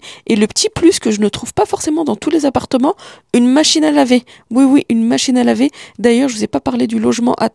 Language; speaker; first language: French; early bilingual, other home language; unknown